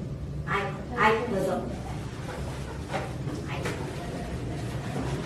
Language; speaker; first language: Japanese; non-native, fluent; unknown